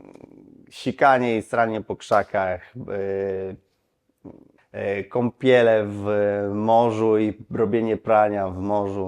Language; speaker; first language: Polish; native; Polish